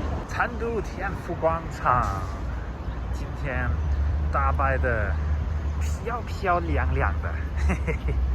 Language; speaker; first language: Chinese; non-native, fluent; German